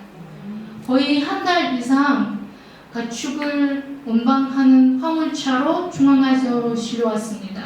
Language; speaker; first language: Korean; early bilingual, heritage; Russian